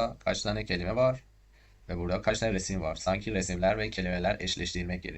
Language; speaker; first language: Turkish; non-native, learner; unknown